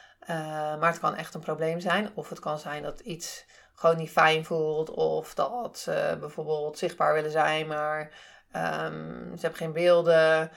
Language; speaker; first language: Dutch; native; Dutch